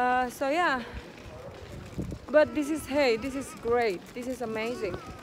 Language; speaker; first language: English; non-native, fluent; Indonesian